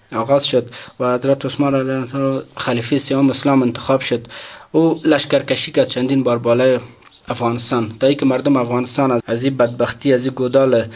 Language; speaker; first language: Persian; native; Persian